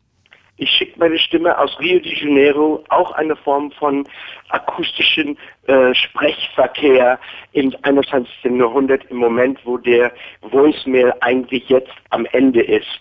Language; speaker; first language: German; non-native, fluent; English